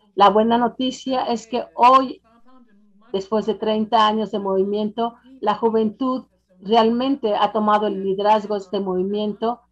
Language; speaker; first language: Spanish; non-native, fluent; French